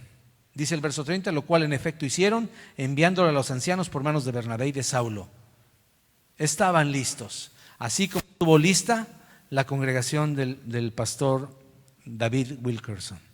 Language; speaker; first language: Spanish; native; Spanish